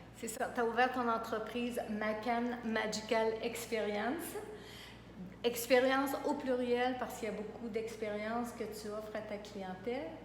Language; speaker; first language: French; native; French